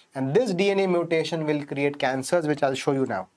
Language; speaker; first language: English; non-native, local second language; Hindi